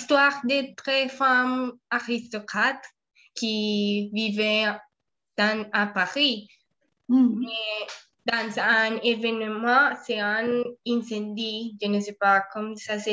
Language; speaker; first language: French; non-native, learner; Spanish